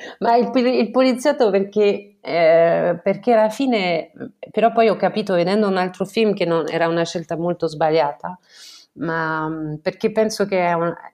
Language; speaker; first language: Italian; non-native, fluent; French